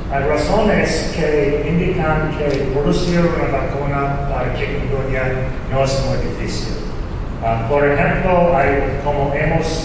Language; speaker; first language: Spanish; non-native, fluent; English